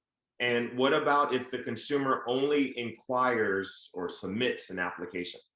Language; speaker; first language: English; native; English